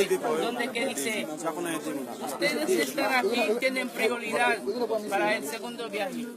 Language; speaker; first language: Spanish; non-native, fluent; Haitian Creole